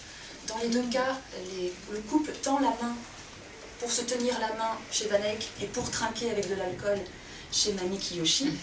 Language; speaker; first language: French; native; French